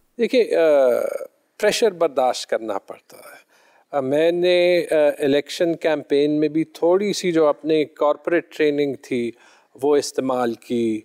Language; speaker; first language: Urdu; non-native, local second language; Pashto